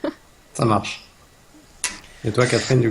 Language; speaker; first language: French; native; French